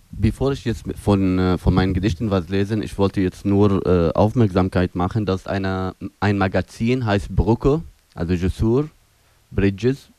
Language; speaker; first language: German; non-native, fluent; Arabic